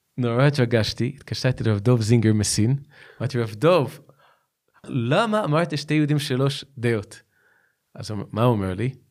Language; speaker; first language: Hebrew; non-native, fluent; English